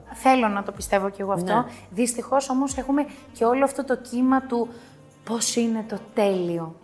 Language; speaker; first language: Greek; early bilingual, heritage; Greek